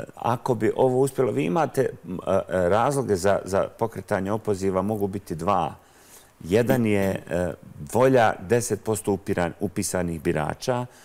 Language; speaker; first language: Croatian; native; Croatian